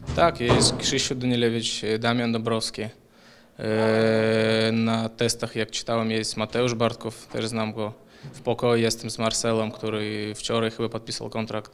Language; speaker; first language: Polish; non-native, fluent; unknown